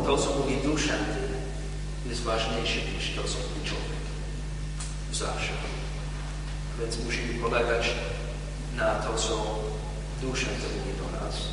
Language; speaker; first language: Polish; non-native, learner; English